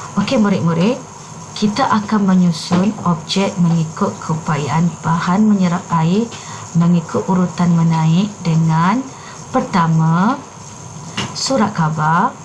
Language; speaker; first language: Malay; native; Malay